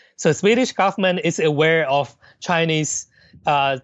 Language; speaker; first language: English; non-native, local second language; Cantonese